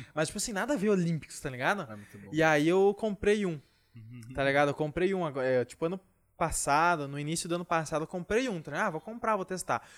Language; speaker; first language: Portuguese; native; Portuguese